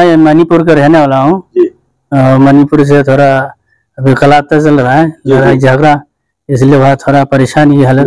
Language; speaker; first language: Hindi; non-native, local second language; Manipuri